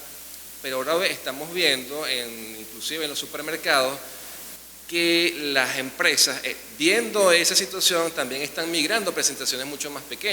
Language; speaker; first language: Spanish; native; Spanish